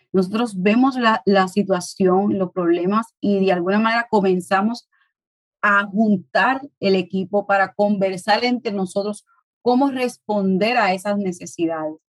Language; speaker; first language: Spanish; native; Spanish